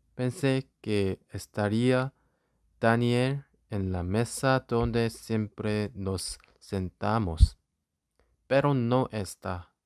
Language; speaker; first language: Spanish; non-native, learner; Korean